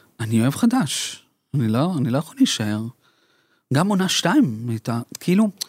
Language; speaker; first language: Hebrew; early bilingual, other home language; Spanish